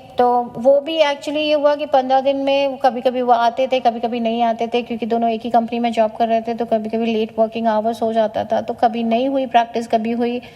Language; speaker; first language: Hindi; native; Hindi